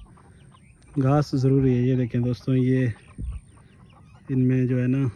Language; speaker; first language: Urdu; non-native, local second language; Saraiki